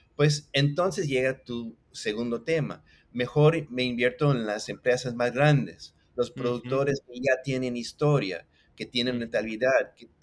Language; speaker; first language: Spanish; non-native, local second language; English